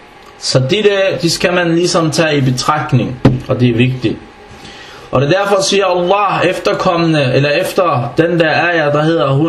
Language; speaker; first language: Danish; non-native, fluent; Arabic